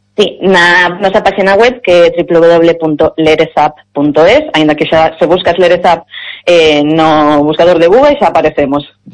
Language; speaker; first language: Galician; non-native, local second language; Spanish